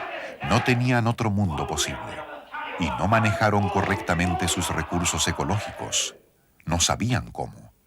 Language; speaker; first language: Spanish; native; Spanish